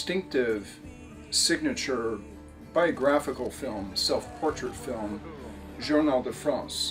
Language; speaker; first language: English; native; English